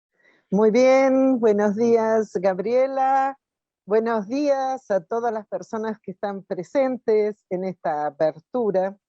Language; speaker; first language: Spanish; non-native, fluent; Portuguese